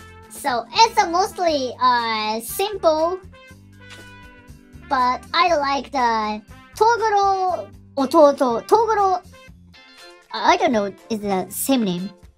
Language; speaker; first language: English; non-native, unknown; Japanese